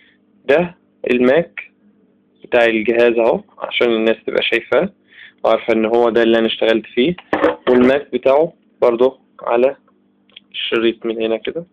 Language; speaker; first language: Arabic; native; Arabic